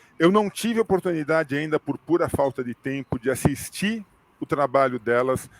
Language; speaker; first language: Portuguese; native; Portuguese